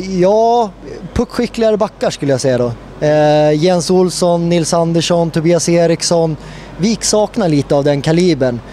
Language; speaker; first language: Swedish; native; Swedish